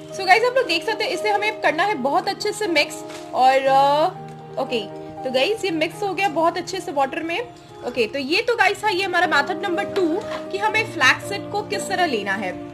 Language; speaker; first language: Hindi; non-native, local second language; Bangla